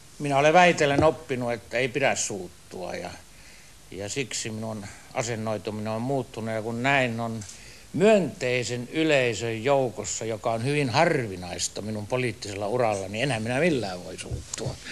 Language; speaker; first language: Finnish; native; Finnish